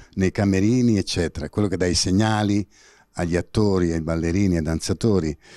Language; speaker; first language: Italian; native; Italian